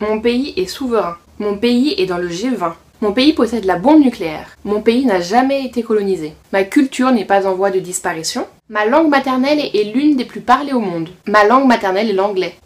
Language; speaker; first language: French; native; French